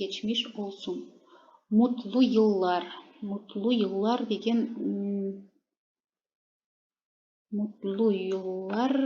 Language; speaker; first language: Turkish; non-native, fluent; Kazakh